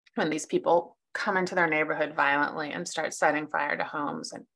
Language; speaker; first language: English; native; English